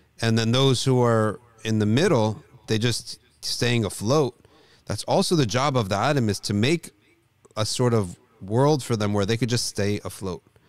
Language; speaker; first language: English; native; English